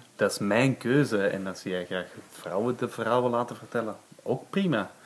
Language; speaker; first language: Dutch; early bilingual, other home language; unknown